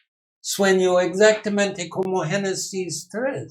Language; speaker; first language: Spanish; non-native, learner; English